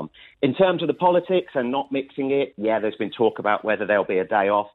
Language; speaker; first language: English; native; English